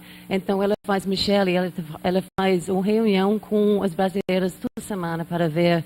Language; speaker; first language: Portuguese; non-native, fluent; English